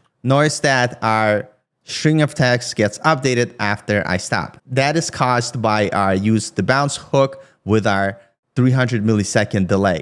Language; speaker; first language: English; native; English